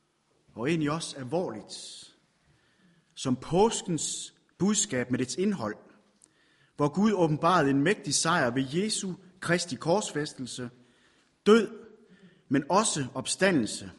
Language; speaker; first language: Danish; native; Danish